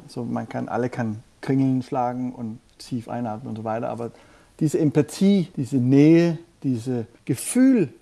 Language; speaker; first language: German; non-native, fluent; Danish